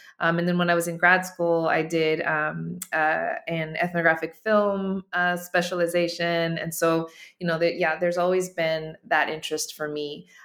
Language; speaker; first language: English; native; English